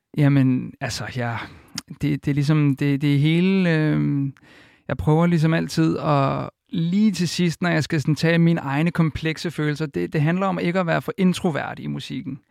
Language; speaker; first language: Danish; early bilingual, other home language; Icelandic